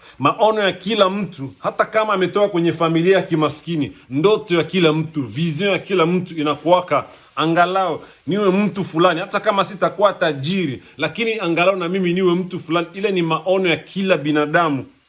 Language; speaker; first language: Swahili; native; Swahili